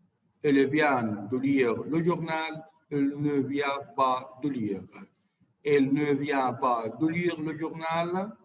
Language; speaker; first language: French; non-native, fluent; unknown